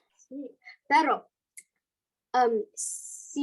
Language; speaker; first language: Spanish; non-native, learner; English